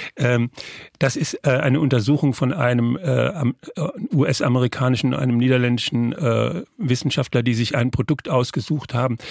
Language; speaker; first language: German; native; German